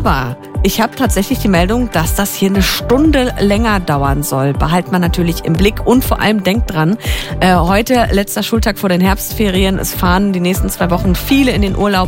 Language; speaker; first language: German; native; German